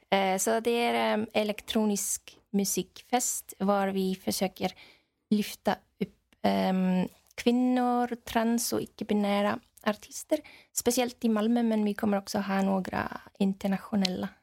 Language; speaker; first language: Swedish; non-native, fluent; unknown